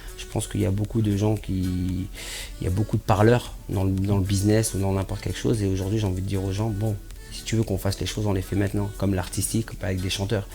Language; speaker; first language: French; native; French